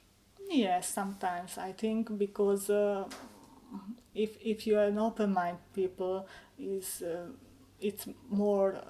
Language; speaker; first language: English; non-native, learner; Hungarian